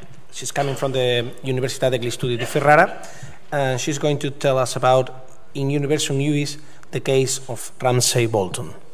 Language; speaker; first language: English; non-native, fluent; Spanish